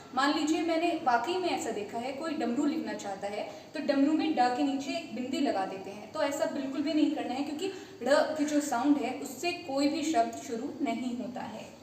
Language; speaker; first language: Hindi; native; Hindi